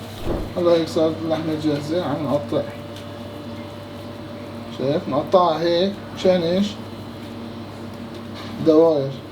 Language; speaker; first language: Arabic; native; Arabic